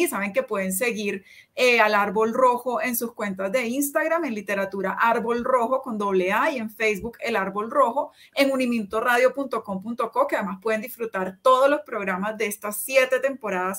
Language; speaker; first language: Spanish; native; Spanish